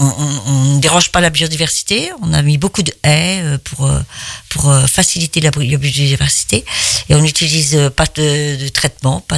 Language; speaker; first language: French; native; French